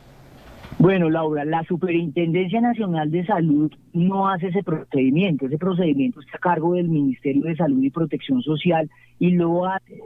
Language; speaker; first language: Spanish; native; Spanish